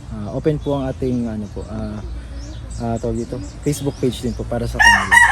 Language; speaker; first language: Filipino; native; Filipino